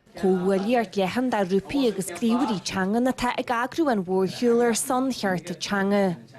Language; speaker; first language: Irish; native; Irish